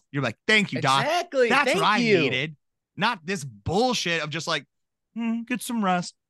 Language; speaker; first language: English; native; English